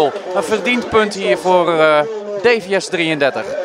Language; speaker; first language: Dutch; native; Dutch